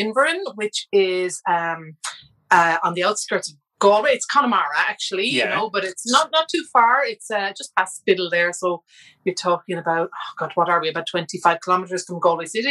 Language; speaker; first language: English; native; English